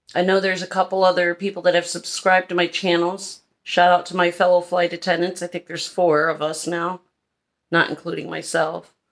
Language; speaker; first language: English; native; English